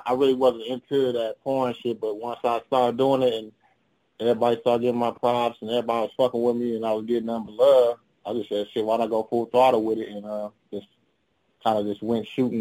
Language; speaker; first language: English; native; English